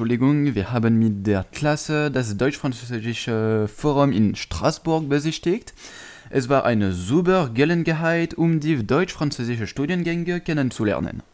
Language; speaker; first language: German; non-native, learner; French